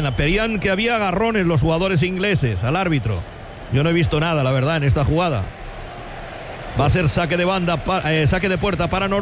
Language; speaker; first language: Spanish; native; Spanish